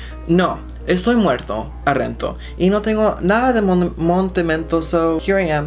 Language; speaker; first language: Spanish; early bilingual, heritage; Spanish